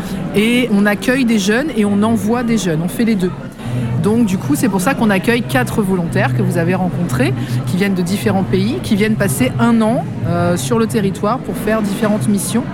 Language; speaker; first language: French; native; French